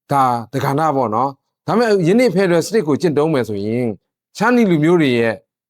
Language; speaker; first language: Burmese; non-native, local second language; Shan